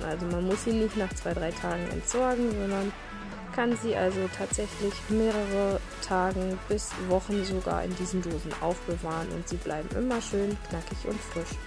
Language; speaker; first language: German; native; German